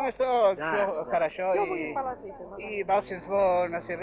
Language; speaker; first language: Russian; non-native, local second language; Georgian